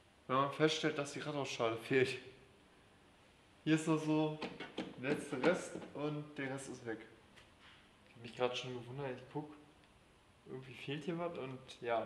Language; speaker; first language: German; native; German